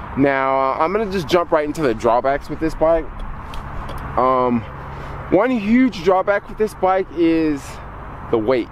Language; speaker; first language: English; native; English